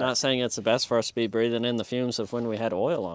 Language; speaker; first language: English; native; English